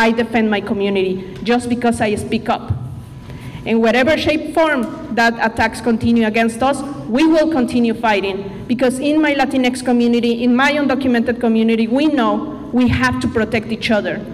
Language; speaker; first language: English; non-native, fluent; Spanish